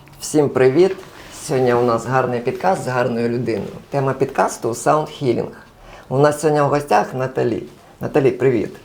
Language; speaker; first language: Ukrainian; non-native, local second language; Russian